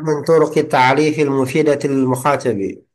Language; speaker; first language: Arabic; non-native, fluent; Indonesian